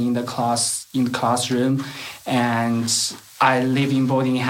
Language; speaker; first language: English; non-native, learner; Chinese